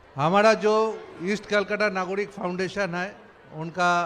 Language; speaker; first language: Hindi; non-native, local second language; Bangla